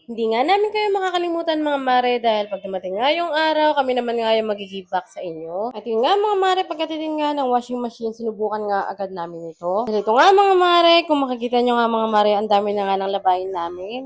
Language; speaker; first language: Filipino; non-native, local second language; Bikol